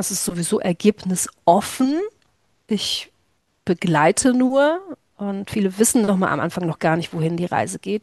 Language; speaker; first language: German; native; German